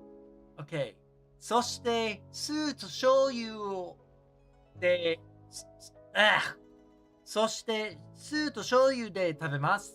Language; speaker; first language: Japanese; non-native, learner; English